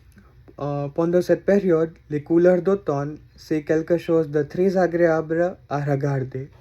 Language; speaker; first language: French; non-native, learner; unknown